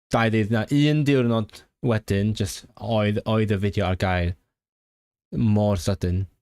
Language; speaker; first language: Welsh; non-native, fluent; Cantonese